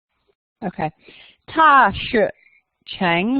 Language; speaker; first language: Chinese; non-native, learner; English